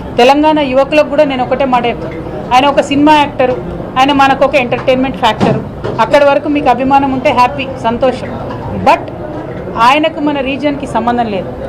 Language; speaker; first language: Telugu; native; Telugu